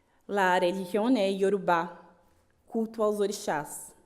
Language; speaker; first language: Spanish; non-native, fluent; Portuguese